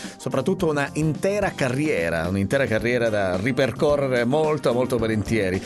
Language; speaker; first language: Italian; native; Italian